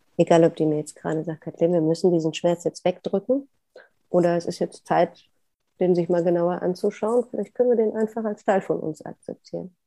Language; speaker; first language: German; native; German